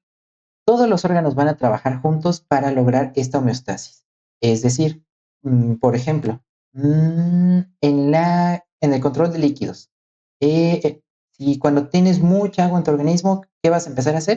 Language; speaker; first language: Spanish; native; Spanish